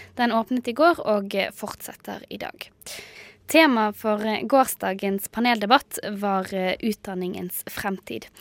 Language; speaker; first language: Norwegian; native; Norwegian